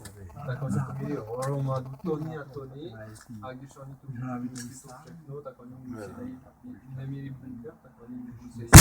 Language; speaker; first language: Czech; non-native, learner; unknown